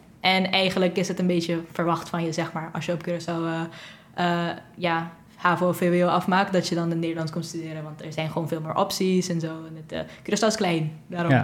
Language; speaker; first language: Dutch; non-native, local second language; Papiamento